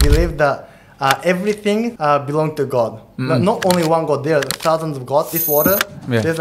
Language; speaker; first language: English; non-native, fluent; Japanese